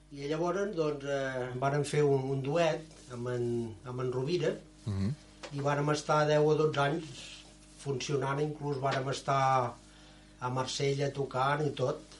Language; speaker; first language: Catalan; native; Catalan